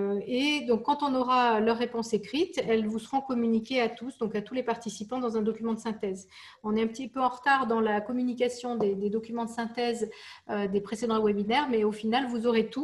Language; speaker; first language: French; native; French